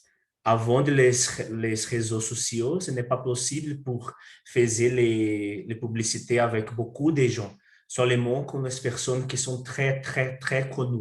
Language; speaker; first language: French; non-native, learner; Portuguese